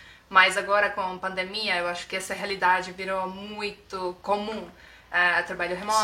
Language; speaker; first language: Portuguese; non-native, fluent; Estonian